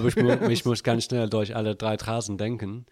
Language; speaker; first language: German; non-native, learner; English